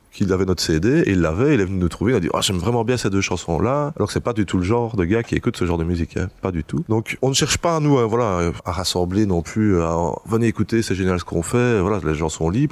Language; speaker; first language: French; native; French